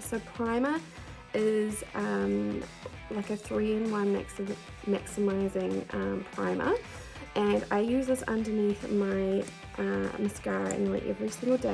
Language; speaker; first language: English; native; English